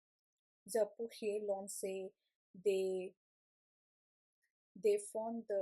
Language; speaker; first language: French; non-native, learner; Punjabi